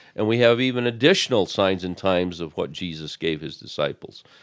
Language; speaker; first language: English; native; English